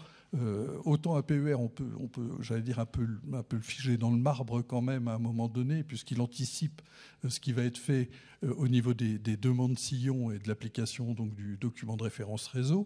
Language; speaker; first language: French; native; French